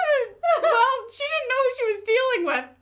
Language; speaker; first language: English; native; English